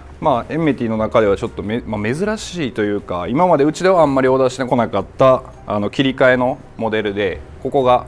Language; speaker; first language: Japanese; native; Japanese